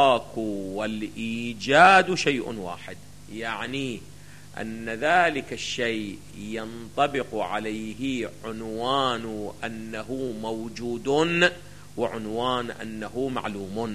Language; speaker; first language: Arabic; native; Arabic